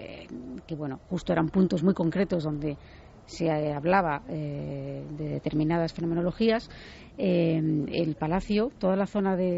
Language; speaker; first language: Spanish; native; Spanish